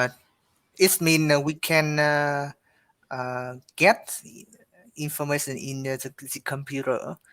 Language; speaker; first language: English; non-native, learner; Vietnamese